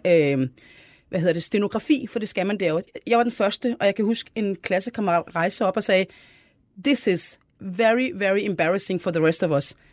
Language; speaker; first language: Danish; early bilingual, other home language; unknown